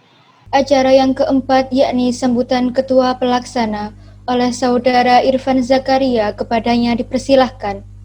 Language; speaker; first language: Malay; native; Malay